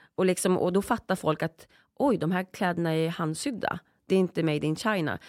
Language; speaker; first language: Swedish; early bilingual, other home language; Polish